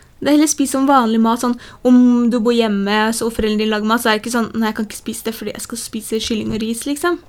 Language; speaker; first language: Norwegian; early bilingual, other home language; Polish